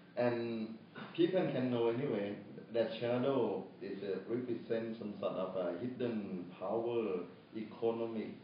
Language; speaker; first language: English; non-native, fluent; Thai